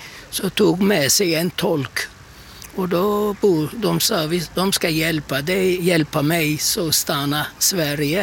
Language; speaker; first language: Swedish; non-native, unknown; Turkish